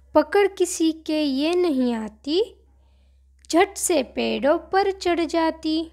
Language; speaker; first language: Hindi; non-native, local second language; Marathi